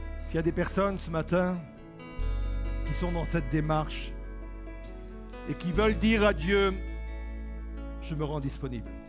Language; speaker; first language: French; native; French